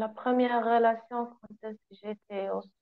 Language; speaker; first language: French; non-native, learner; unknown